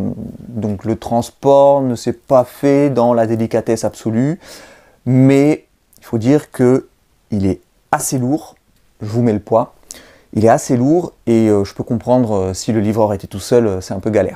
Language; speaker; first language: French; native; French